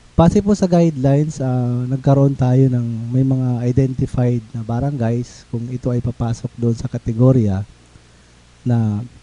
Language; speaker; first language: Filipino; non-native, local second language; Bikol